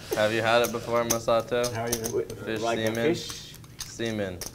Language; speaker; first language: English; native; English